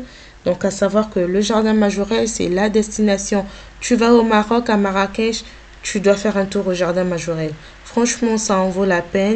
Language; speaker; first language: French; native; French